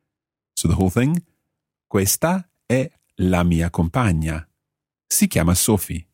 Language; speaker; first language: Italian; non-native, fluent; English